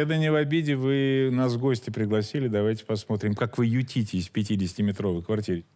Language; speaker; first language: Russian; native; Russian